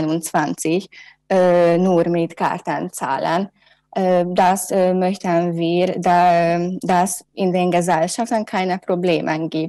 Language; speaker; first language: German; non-native, learner; Hungarian